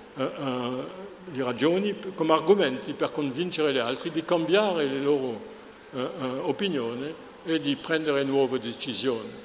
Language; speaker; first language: Italian; non-native, fluent; French